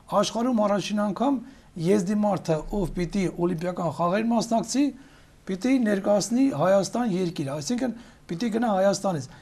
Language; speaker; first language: Armenian; native; Armenian